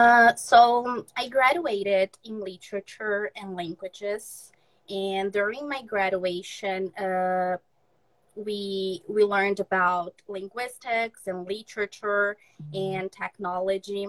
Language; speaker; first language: English; non-native, fluent; Portuguese